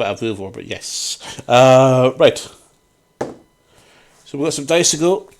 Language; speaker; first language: English; native; English